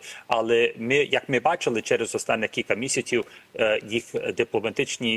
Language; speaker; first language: Ukrainian; early bilingual, heritage; Ukrainian